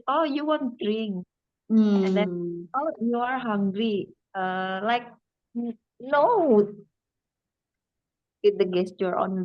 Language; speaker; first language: English; non-native, fluent; Indonesian